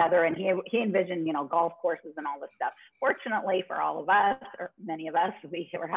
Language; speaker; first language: English; native; English